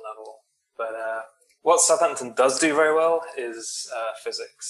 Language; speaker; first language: English; native; English